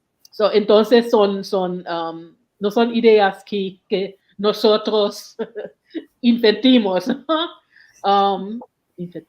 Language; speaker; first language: Spanish; non-native, learner; English